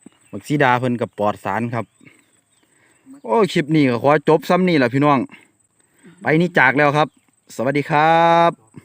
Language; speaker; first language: Thai; non-native, local second language; Northeastern Thai